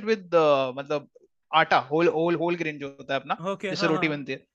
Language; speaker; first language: English; non-native, local second language; Hindi